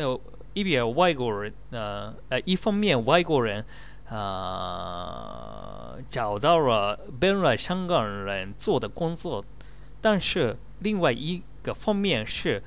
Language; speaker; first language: Chinese; non-native, learner; Japanese